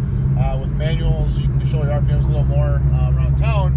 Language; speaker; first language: English; native; English